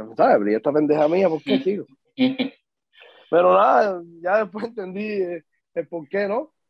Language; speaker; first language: Spanish; native; Spanish